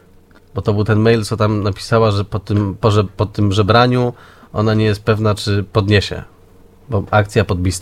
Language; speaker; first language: Polish; native; Polish